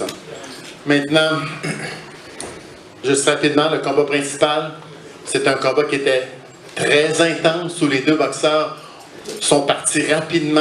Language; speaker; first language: French; native; French